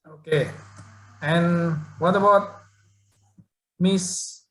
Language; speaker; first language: English; non-native, learner; Indonesian